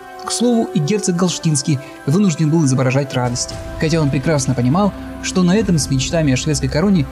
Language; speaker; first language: Russian; native; Russian